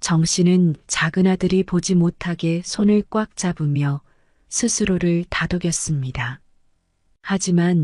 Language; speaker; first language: Korean; native; Korean